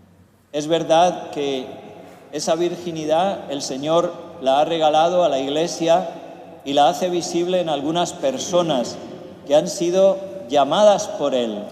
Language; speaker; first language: Spanish; native; Spanish